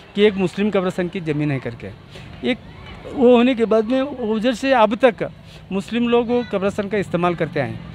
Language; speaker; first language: Hindi; non-native, local second language; Urdu